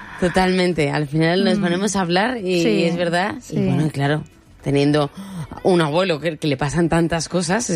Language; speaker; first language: Spanish; native; Spanish